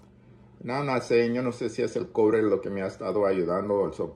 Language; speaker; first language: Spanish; early bilingual, heritage; Spanish